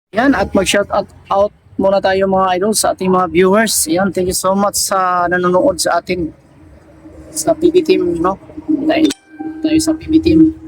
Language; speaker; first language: Filipino; non-native, local second language; Cebuano